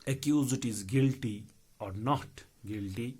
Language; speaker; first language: English; non-native, local second language; Hindi